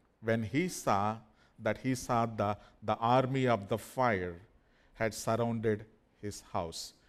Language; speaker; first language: English; non-native, fluent; Telugu